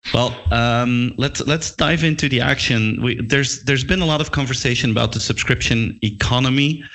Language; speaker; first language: English; non-native, fluent; Dutch